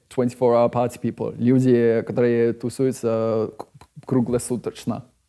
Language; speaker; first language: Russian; non-native, fluent; English